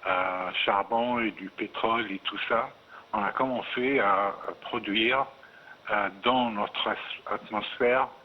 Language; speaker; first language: French; non-native, fluent; Arabic